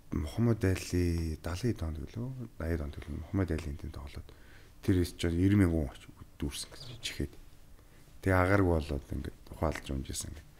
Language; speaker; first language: Mongolian; native; Mongolian